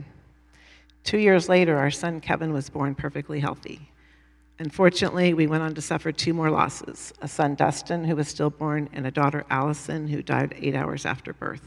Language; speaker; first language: English; native; English